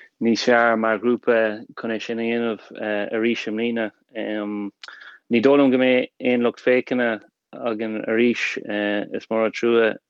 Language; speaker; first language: Irish; non-native, local second language; English